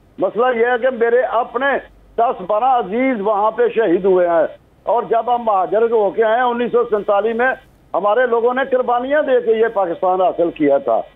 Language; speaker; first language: Urdu; non-native, local second language; Punjabi